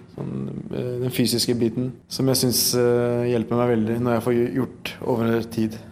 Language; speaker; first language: Norwegian; early bilingual, other home language; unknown